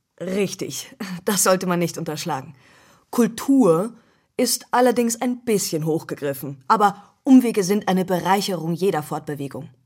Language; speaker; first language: German; native; German